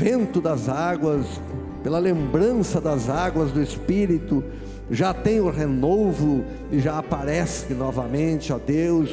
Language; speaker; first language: Portuguese; native; Portuguese